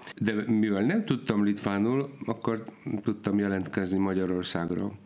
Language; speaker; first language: Hungarian; non-native, fluent; Polish